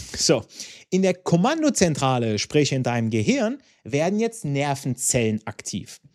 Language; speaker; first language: German; non-native, fluent; Italian